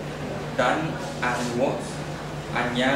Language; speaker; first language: German; non-native, learner; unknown